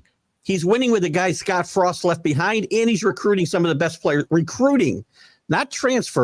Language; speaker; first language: English; native; English